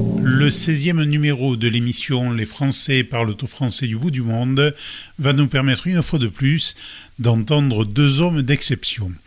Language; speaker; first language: French; native; French